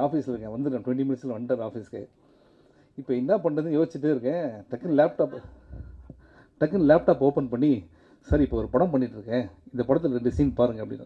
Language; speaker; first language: Tamil; native; Tamil